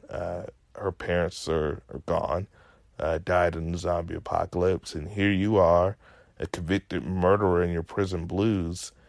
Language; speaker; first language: English; native; English